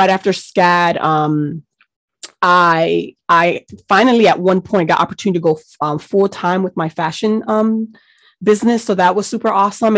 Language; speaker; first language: English; early bilingual, other home language; Haitian Creole